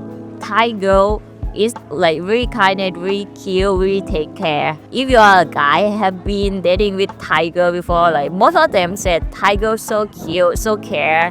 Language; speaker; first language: English; non-native, learner; Thai